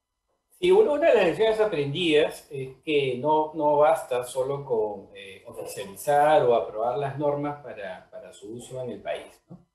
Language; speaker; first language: Spanish; native; Spanish